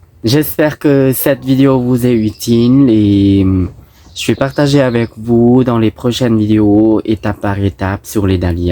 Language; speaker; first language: French; non-native, fluent; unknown